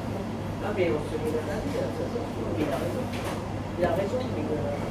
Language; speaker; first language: French; native; French